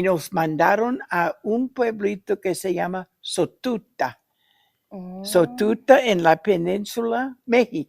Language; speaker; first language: Spanish; non-native, fluent; English